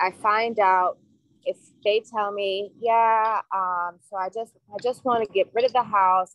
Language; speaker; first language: English; native; English